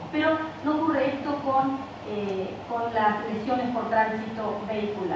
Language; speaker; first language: Spanish; native; Spanish